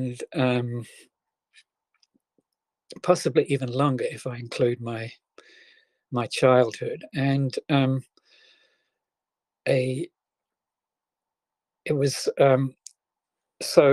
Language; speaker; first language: English; native; English